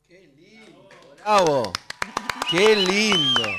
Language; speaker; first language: Spanish; native; Spanish